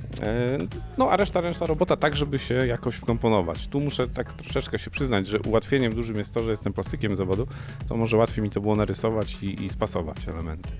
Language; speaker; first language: Polish; native; Polish